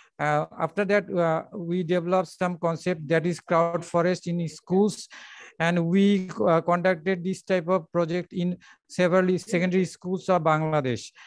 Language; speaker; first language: English; non-native, local second language; Bangla